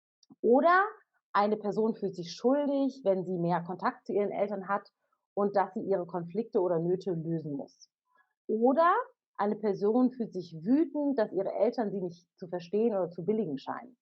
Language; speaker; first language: German; native; German